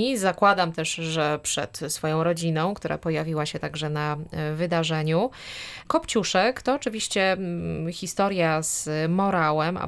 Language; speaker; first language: Polish; native; Polish